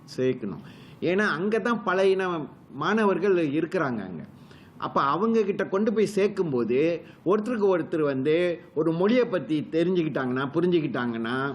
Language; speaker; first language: Tamil; native; Tamil